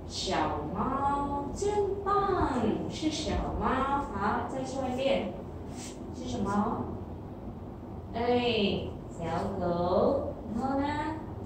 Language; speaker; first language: Chinese; non-native, fluent; Khmer